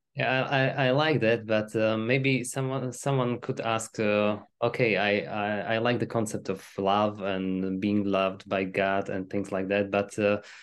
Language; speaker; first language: English; non-native, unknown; Slovak